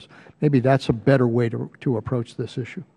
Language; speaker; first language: English; native; English